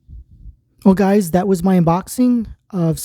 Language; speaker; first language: English; native; English